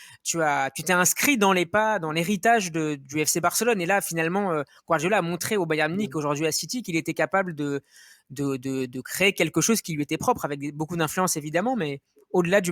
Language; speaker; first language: French; native; French